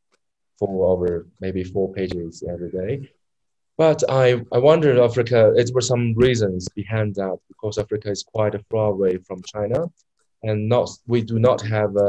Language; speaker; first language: English; non-native, learner; Chinese